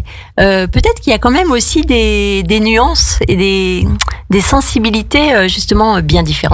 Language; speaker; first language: French; native; French